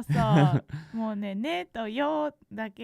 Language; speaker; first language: Japanese; native; Japanese